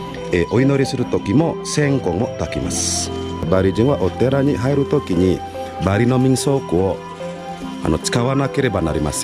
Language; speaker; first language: Japanese; non-native, learner; Indonesian